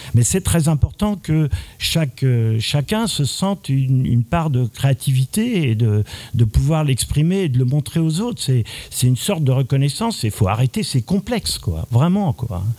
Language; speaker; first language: French; native; French